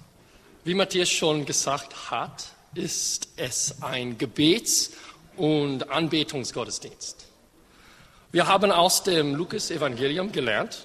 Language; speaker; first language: German; non-native, fluent; English